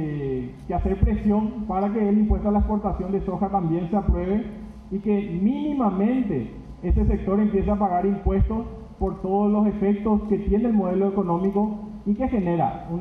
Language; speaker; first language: Spanish; native; Spanish